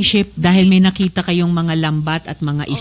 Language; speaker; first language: Filipino; native; Filipino